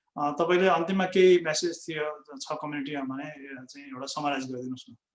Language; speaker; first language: Nepali; native; Nepali